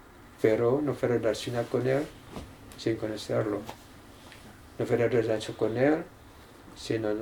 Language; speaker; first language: Spanish; non-native, learner; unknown